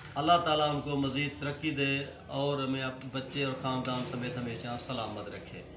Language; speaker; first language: Urdu; non-native, local second language; Saraiki